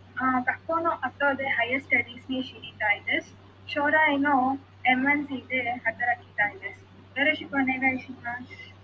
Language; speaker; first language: Japanese; non-native, learner; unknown